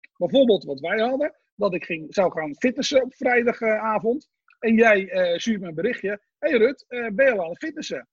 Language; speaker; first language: Dutch; native; Dutch